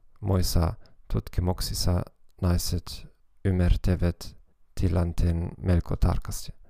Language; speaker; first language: Finnish; non-native, fluent; German